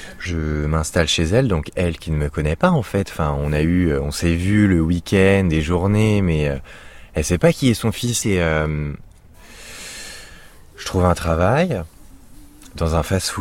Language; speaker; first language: French; native; French